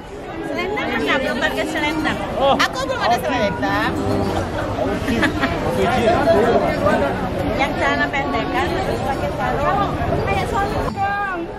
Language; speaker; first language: Indonesian; native; Indonesian